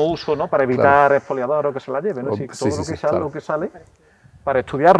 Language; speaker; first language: Spanish; native; Spanish